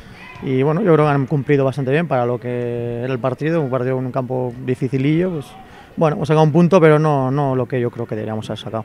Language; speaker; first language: Spanish; native; Spanish